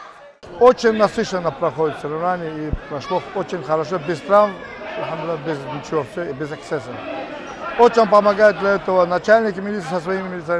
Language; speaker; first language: Russian; native; Russian